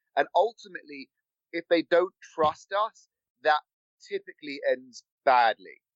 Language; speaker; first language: English; native; English